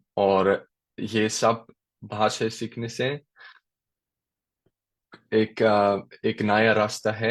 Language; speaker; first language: Hindi; non-native, learner; German